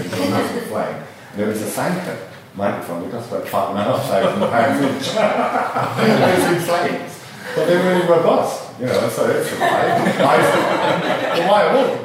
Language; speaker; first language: English; native; English